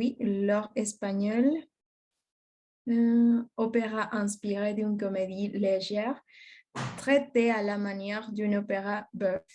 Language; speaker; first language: French; non-native, learner; Spanish